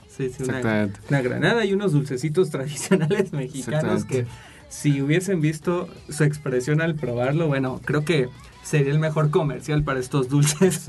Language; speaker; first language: Spanish; native; Spanish